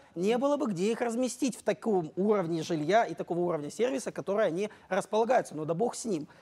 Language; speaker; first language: Russian; native; Russian